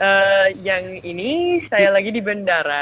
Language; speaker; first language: Indonesian; non-native, fluent; English